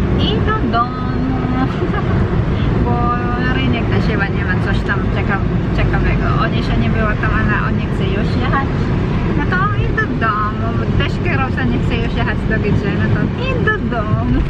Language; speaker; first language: Polish; non-native, learner; Filipino